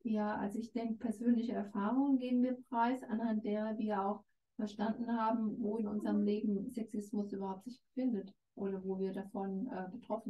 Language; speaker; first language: German; non-native, fluent; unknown